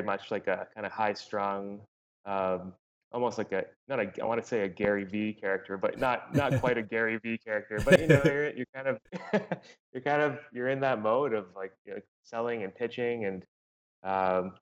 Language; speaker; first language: English; native; English